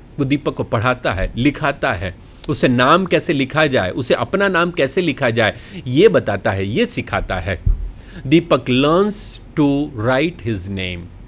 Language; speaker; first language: Hindi; non-native, local second language; Gujarati